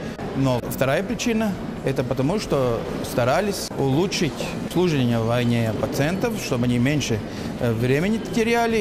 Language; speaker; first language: Russian; non-native, local second language; Latvian